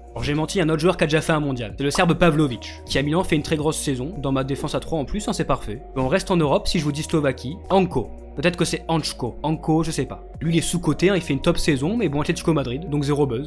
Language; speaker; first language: French; native; French